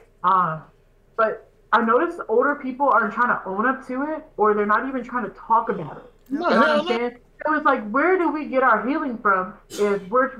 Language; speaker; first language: English; native; English